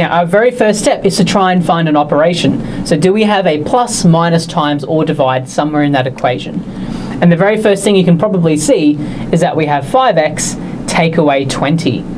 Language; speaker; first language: English; native; English